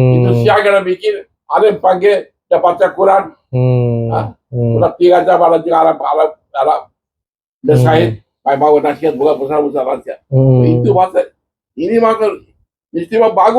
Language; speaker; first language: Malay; non-native, learner; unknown